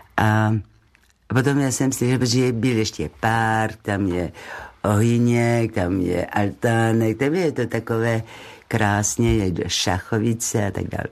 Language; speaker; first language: Czech; non-native, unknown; French